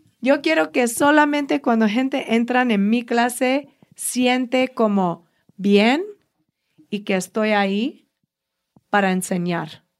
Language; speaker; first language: Spanish; early bilingual, heritage; Spanish